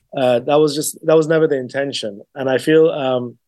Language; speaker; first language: English; native; English